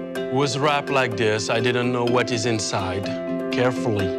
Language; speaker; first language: English; early bilingual, other home language; Wolof